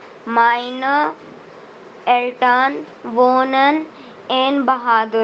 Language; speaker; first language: German; non-native, learner; Hindi